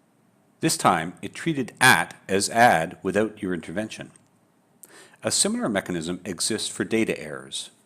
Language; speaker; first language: English; native; English